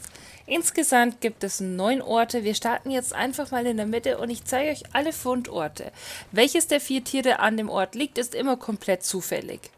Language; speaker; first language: German; native; German